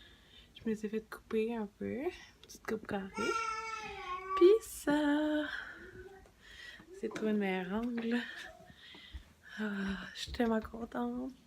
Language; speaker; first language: French; native; French